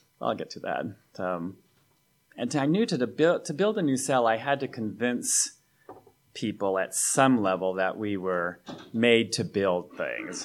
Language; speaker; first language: English; native; English